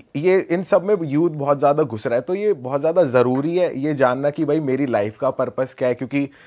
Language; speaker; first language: Hindi; native; Hindi